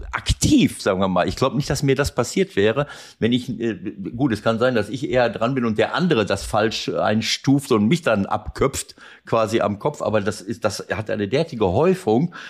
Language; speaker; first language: German; native; German